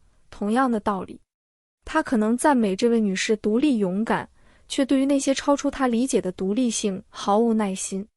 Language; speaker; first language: Chinese; native; Chinese